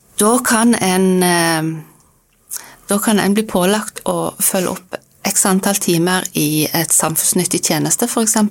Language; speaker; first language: Norwegian; native; Norwegian